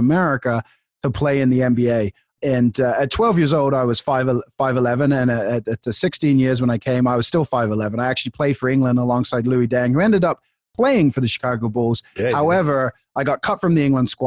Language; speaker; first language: English; native; English